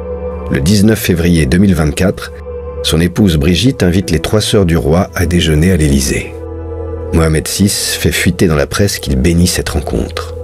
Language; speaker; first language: French; native; French